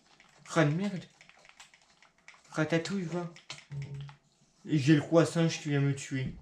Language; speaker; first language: French; native; French